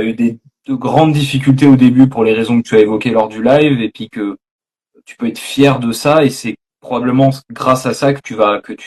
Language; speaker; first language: French; native; French